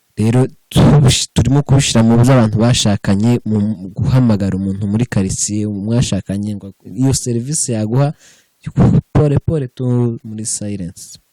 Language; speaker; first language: Kinyarwanda; native; Kinyarwanda